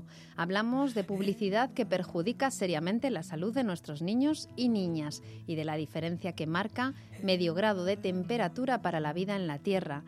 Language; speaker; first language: Spanish; native; Spanish